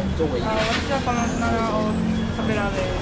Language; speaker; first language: Japanese; non-native, learner; Chinese